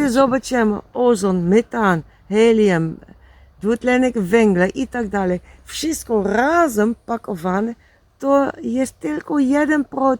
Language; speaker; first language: Polish; non-native, learner; Dutch